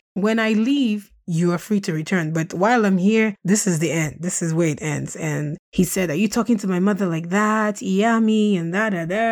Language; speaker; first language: English; non-native, local second language; Russian